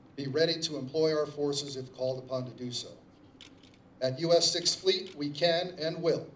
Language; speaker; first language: English; native; English